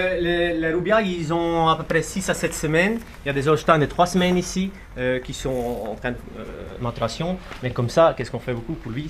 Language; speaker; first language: French; non-native, local second language; Dutch